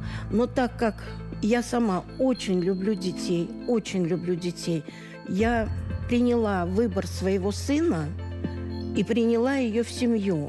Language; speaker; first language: Russian; native; Russian